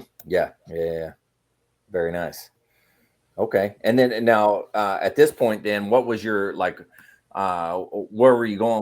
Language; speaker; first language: English; native; English